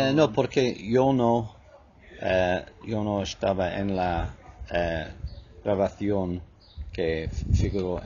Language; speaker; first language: Spanish; non-native, fluent; English